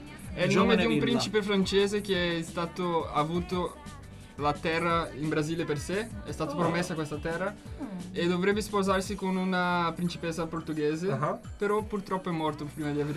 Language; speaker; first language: Italian; non-native, fluent; Portuguese